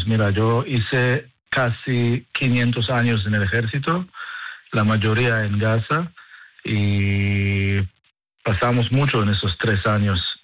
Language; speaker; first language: Spanish; non-native, learner; Hebrew